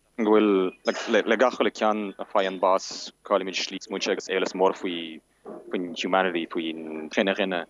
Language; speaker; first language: Irish; non-native, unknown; Arabic